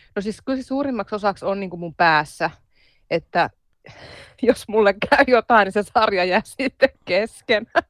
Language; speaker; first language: Finnish; native; Finnish